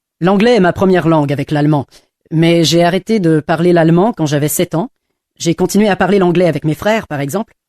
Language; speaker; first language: French; non-native, fluent; English